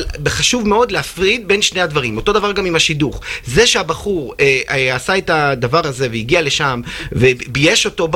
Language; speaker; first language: Hebrew; native; Hebrew